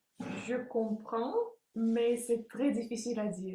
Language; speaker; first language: French; non-native, fluent; Russian